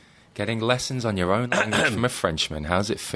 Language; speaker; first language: English; native; English